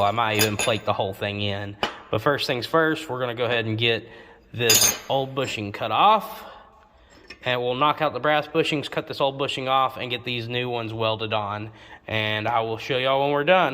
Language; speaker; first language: English; native; English